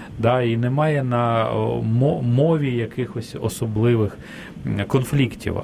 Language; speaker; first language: Ukrainian; native; Ukrainian